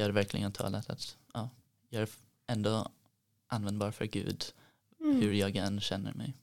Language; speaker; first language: Swedish; early bilingual, heritage; Swedish